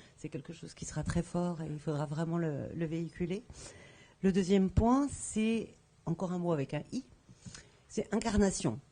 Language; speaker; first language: French; native; French